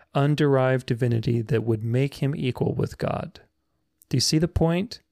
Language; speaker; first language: English; non-native, fluent; Romanian